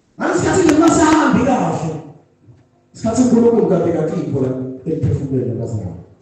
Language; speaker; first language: Zulu; non-native, local second language; Swati